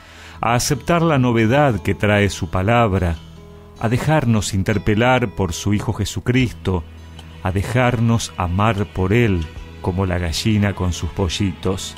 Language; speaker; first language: Spanish; native; Spanish